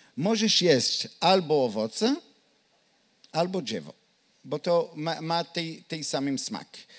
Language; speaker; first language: Polish; non-native, learner; Hebrew